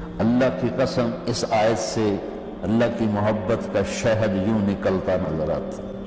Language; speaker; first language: Urdu; non-native, local second language; Punjabi